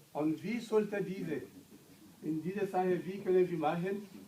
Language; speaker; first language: German; non-native, learner; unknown